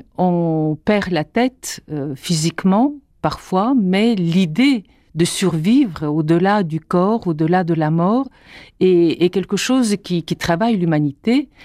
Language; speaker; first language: French; non-native, fluent; Bulgarian